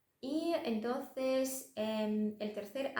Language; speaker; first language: Spanish; non-native, fluent; Russian